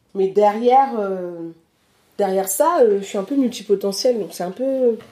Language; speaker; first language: French; early bilingual, other home language; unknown